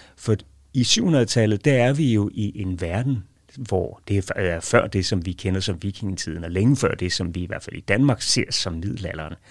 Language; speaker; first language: Danish; native; Danish